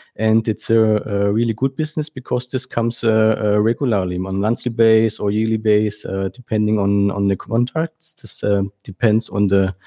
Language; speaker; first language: English; non-native, fluent; German